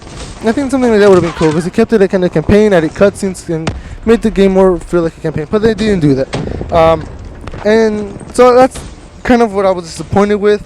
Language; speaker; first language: English; native; English